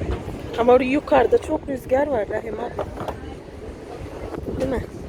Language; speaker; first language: Turkish; native; Turkish